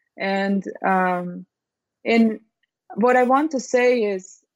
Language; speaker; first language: English; non-native, fluent; Serbian